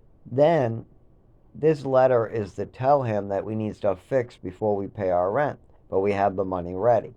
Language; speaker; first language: English; native; English